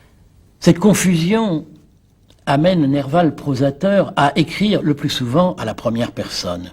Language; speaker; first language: French; native; French